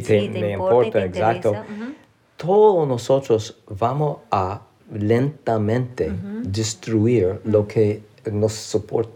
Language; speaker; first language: Spanish; non-native, fluent; English